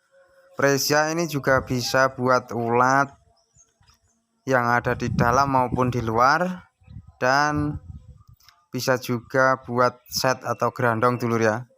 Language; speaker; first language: Indonesian; non-native, local second language; Javanese